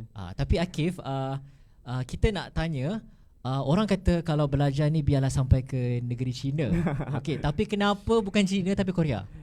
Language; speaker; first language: Malay; native; Malay